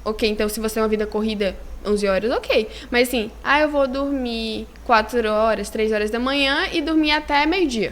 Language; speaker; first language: Portuguese; native; Portuguese